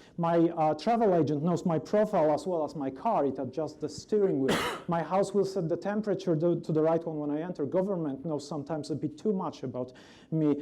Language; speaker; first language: English; non-native, fluent; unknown